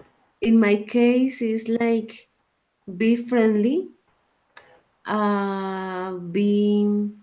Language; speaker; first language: English; non-native, learner; Spanish